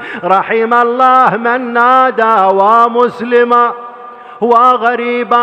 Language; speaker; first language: Arabic; native; Arabic